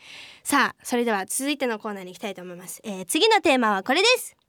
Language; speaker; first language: Japanese; native; Japanese